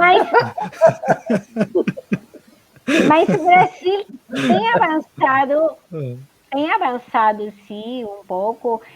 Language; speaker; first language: Portuguese; non-native, fluent; Spanish